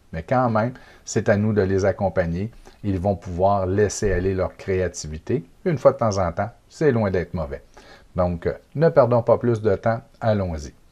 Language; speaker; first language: French; native; French